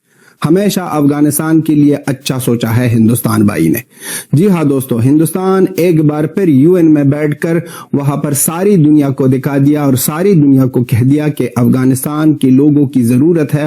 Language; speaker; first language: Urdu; non-native, fluent; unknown